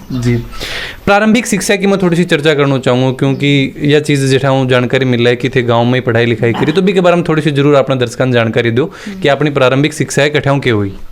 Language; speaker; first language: Hindi; native; Hindi